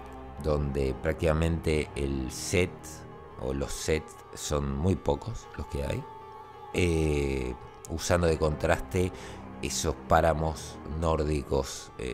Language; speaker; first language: Spanish; native; Spanish